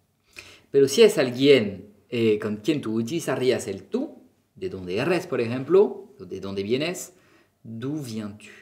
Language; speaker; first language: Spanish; non-native, fluent; French